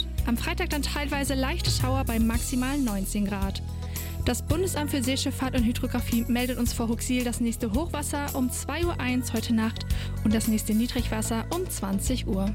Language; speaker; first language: German; native; German